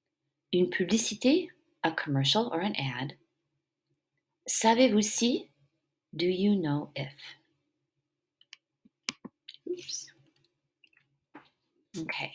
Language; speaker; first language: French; non-native, fluent; English